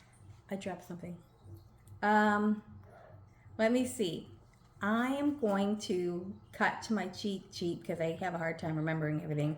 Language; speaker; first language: English; native; English